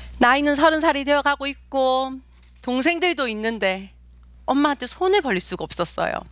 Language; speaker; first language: Korean; native; Korean